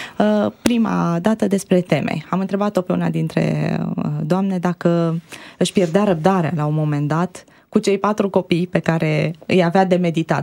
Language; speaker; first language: Romanian; native; Romanian